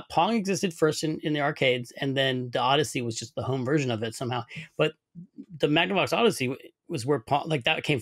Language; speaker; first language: English; native; English